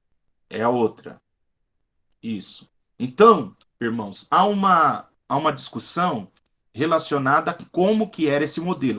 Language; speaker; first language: Portuguese; native; Portuguese